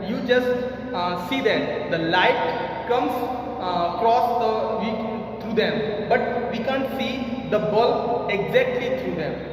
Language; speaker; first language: English; non-native, local second language; Hindi